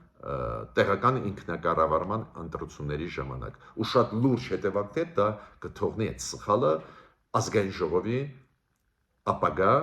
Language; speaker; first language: Armenian; native; Armenian